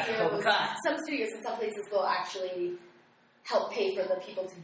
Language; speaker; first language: English; native; English